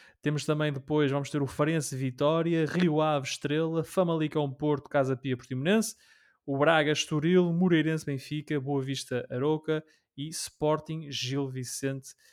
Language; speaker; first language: Portuguese; native; Portuguese